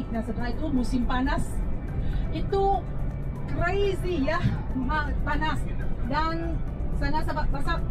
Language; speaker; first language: Indonesian; non-native, fluent; Vietnamese